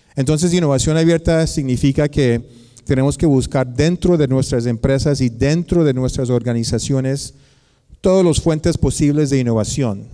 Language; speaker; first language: Spanish; early bilingual, heritage; Spanish